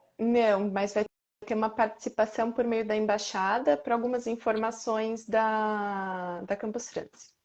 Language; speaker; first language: Portuguese; native; Portuguese